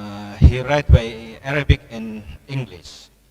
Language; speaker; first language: English; non-native, learner; Indonesian